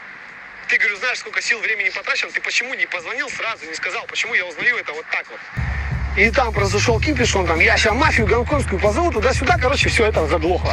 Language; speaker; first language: Russian; native; Russian